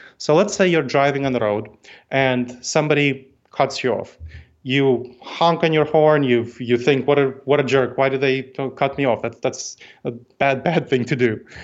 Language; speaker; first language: English; early bilingual, other home language; Russian